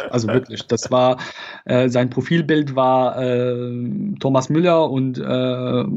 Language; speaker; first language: German; non-native, fluent; Arabic